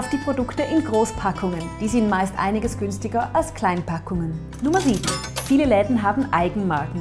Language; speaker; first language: German; native; German